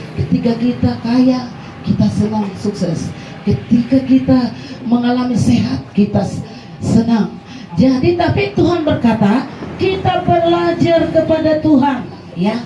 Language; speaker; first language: Indonesian; non-native, local second language; Batak Toba